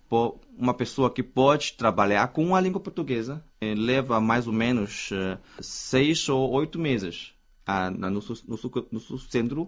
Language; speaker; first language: Portuguese; non-native, fluent; Chinese